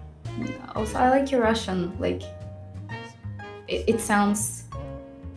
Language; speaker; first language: English; non-native, learner; Russian